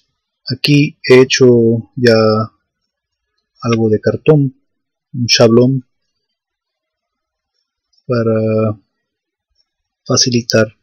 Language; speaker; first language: Spanish; non-native, fluent; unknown